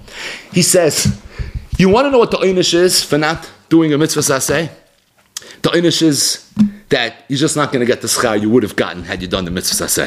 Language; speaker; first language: English; native; English